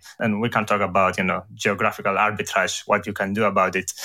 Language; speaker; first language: English; non-native, fluent; Greek